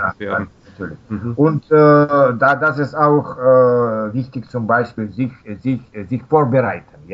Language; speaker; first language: German; non-native, learner; Russian